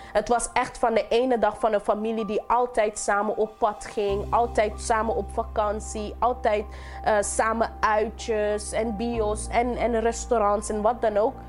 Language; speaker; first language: Dutch; non-native, local second language; English